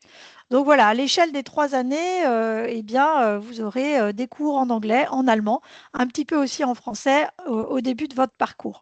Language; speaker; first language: French; native; French